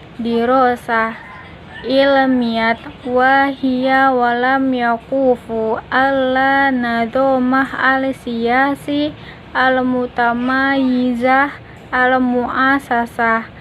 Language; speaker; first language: Arabic; non-native, learner; Indonesian